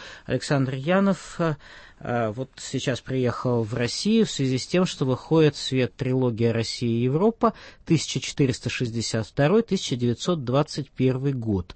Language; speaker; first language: Russian; native; Russian